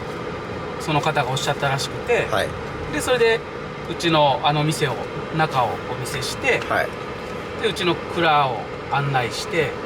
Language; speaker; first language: Japanese; native; Japanese